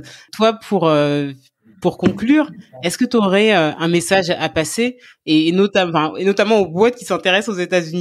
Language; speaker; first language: French; native; French